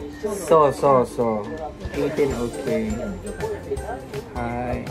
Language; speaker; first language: Japanese; non-native, learner; Filipino